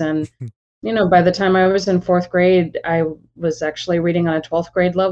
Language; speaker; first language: English; native; English